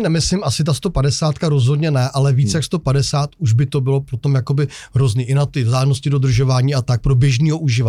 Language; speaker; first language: Czech; native; Czech